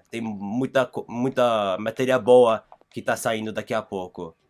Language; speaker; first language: Portuguese; non-native, fluent; English